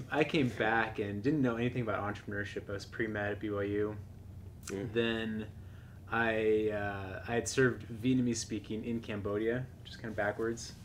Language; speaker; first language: English; native; English